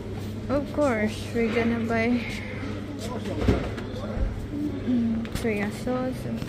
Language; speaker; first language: English; non-native, local second language; Filipino